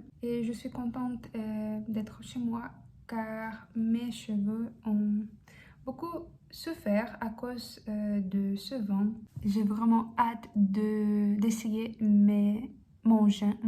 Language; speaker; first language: French; non-native, fluent; Russian